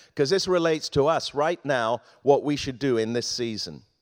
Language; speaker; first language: English; native; English